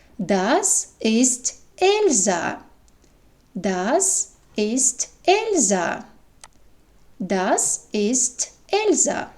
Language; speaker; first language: German; non-native, fluent; Ukrainian